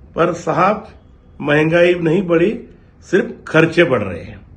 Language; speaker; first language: Hindi; non-native, local second language; Marathi